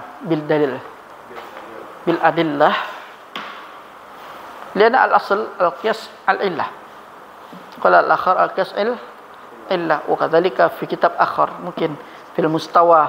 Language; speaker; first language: Arabic; non-native, learner; Malay